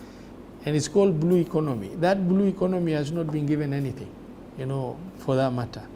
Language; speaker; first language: English; non-native, local second language; Somali